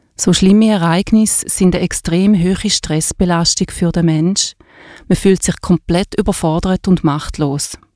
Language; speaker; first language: German; native; German